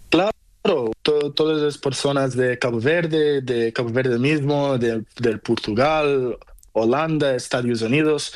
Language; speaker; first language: Spanish; non-native, learner; Portuguese